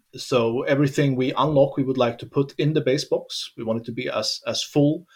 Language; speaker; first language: English; non-native, fluent; Swedish